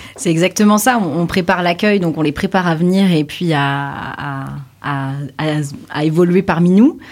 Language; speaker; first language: French; native; French